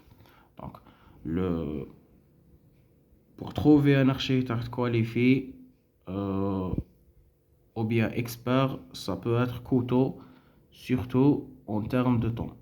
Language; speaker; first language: French; non-native, local second language; Arabic